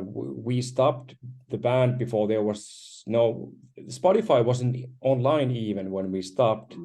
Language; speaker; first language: English; non-native, fluent; Finnish